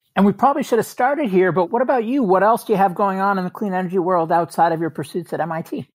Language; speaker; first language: English; native; English